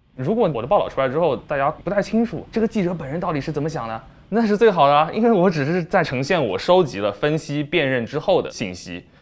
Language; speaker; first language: Chinese; native; Chinese